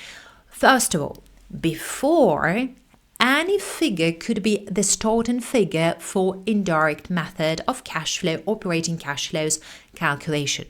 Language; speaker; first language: English; non-native, fluent; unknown